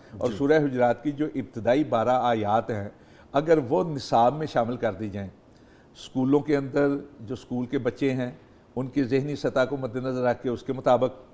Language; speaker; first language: Urdu; non-native, local second language; Punjabi